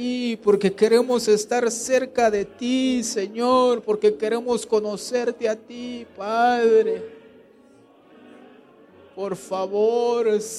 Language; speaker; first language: Spanish; native; Spanish